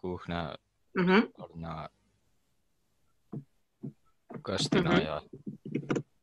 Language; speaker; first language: Russian; non-native, learner; Finnish